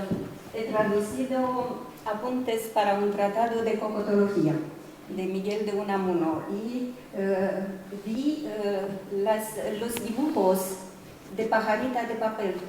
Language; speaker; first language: Spanish; non-native, fluent; Romanian